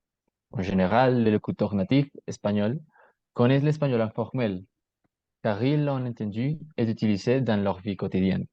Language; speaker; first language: French; non-native, learner; Spanish